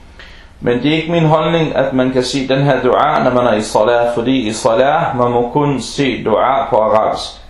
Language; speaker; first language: Danish; non-native, local second language; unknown